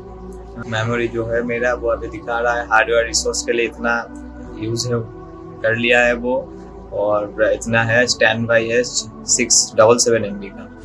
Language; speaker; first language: Hindi; non-native, local second language; Bangla